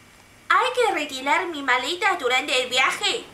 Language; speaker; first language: Spanish; non-native, fluent; Chinese